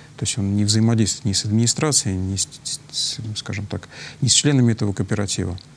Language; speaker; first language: Russian; native; Russian